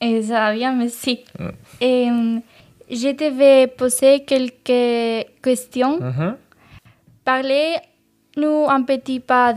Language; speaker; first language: French; non-native, learner; Spanish